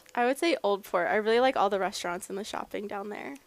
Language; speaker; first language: English; native; English